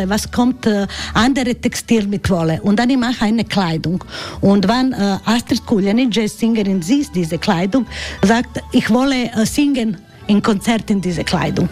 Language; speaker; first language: German; non-native, learner; Croatian